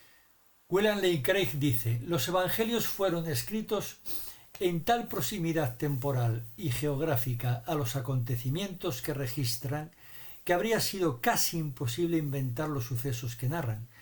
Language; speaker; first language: Spanish; native; Spanish